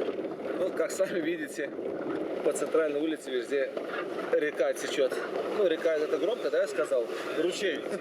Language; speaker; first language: Russian; native; Russian